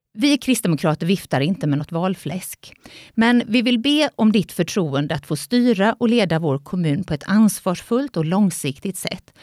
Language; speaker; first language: Swedish; native; Swedish